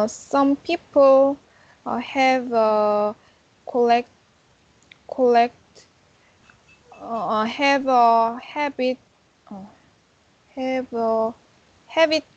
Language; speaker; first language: English; non-native, learner; Korean